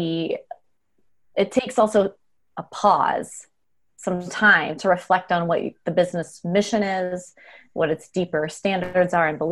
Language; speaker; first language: English; native; English